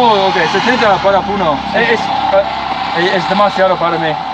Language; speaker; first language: Spanish; non-native, learner; English